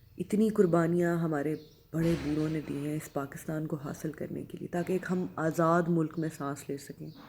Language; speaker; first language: Urdu; native; Urdu